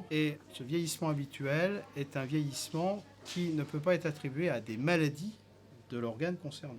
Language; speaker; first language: French; native; French